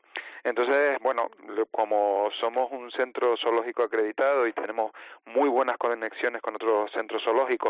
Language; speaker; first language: Spanish; native; Spanish